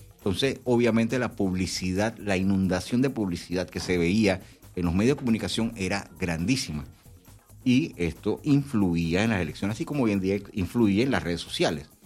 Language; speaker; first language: Spanish; native; Spanish